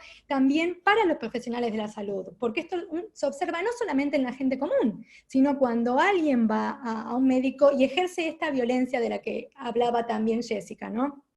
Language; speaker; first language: Spanish; native; Spanish